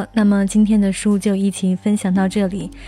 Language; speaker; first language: Chinese; native; Chinese